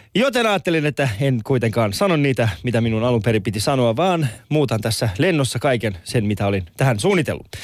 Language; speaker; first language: Finnish; early bilingual, other home language; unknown